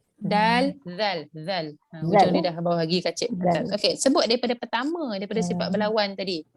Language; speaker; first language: Malay; native; Malay